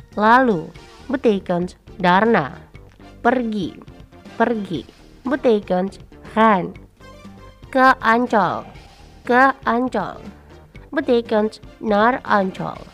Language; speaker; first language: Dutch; non-native, fluent; Indonesian